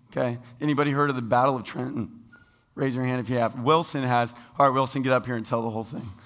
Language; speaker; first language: English; native; English